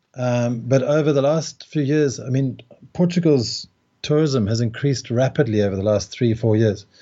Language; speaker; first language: English; native; English